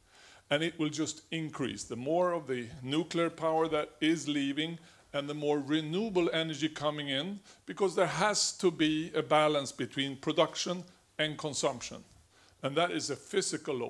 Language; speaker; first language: English; non-native, fluent; Swedish